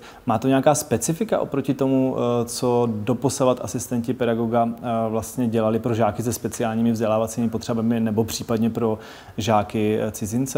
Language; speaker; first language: Czech; native; Czech